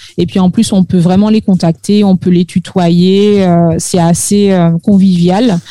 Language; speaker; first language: French; native; French